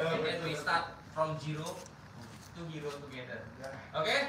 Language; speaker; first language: English; non-native, learner; Indonesian